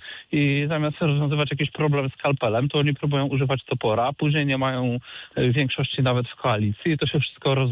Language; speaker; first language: Polish; native; Polish